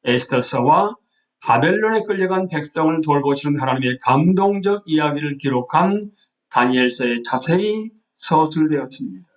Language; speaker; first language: Korean; native; Korean